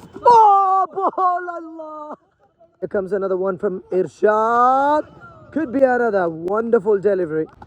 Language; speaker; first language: English; non-native, local second language; Malayalam